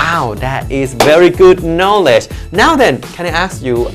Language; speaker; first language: English; non-native, fluent; Thai